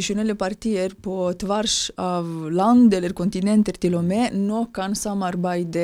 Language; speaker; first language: Norwegian; non-native, fluent; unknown